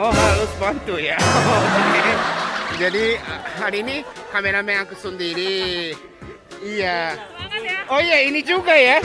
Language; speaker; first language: Indonesian; early bilingual, other home language; Japanese